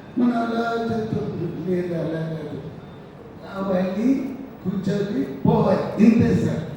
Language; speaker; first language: Telugu; non-native, fluent; Tamil